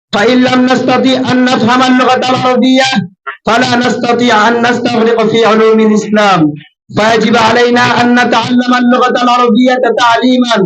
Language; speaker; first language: Arabic; non-native, learner; Bangla